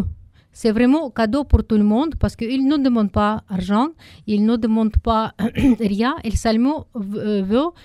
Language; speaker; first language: French; non-native, learner; Russian